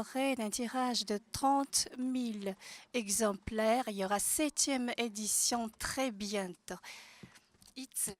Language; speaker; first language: French; non-native, fluent; Japanese